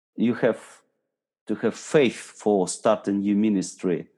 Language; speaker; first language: English; non-native, fluent; Ukrainian